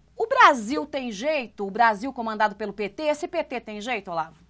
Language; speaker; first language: Portuguese; native; Portuguese